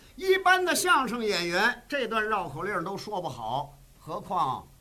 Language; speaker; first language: Chinese; non-native, fluent; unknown